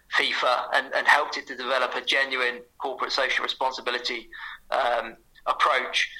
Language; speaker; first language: English; native; English